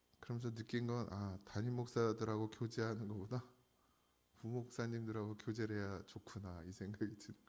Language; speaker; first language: Korean; native; Korean